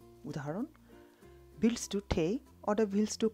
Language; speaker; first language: German; non-native, fluent; Bangla